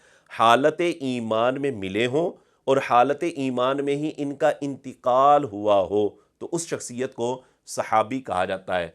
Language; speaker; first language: Urdu; native; Urdu